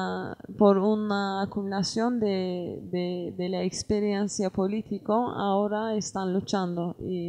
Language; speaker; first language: Spanish; non-native, learner; Kurdish